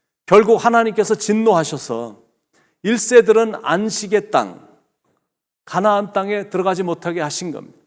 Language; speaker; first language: Korean; native; Korean